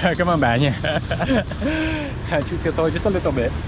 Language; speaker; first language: Vietnamese; non-native, learner; English